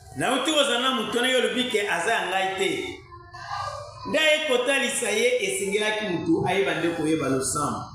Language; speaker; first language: Lingala; non-native, local second language; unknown